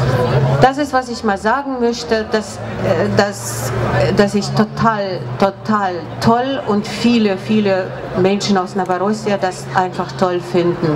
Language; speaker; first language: German; non-native, fluent; Russian